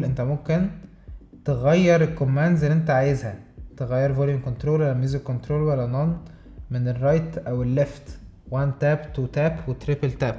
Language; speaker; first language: Arabic; native; Arabic